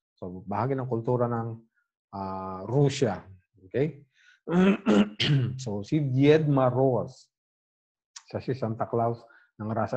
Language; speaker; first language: Filipino; native; Filipino